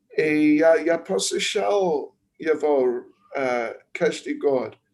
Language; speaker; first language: Russian; non-native, learner; English